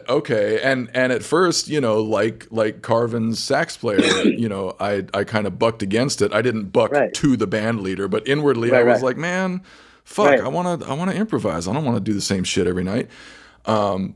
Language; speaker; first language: English; native; English